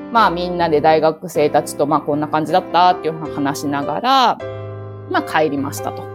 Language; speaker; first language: Japanese; native; Japanese